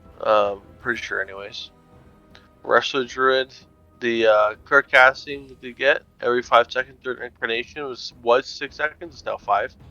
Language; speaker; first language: English; native; English